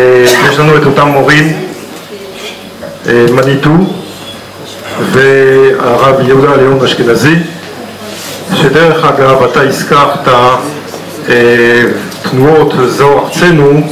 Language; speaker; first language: Hebrew; non-native, fluent; French